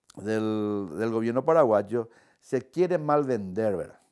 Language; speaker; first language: Spanish; native; Spanish